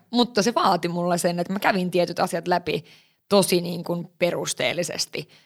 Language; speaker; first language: Finnish; early bilingual, heritage; Finnish